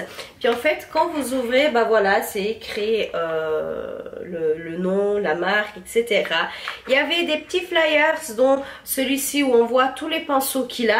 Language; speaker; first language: French; native; French